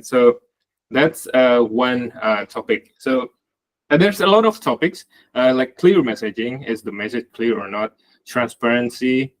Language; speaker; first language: English; non-native, fluent; Indonesian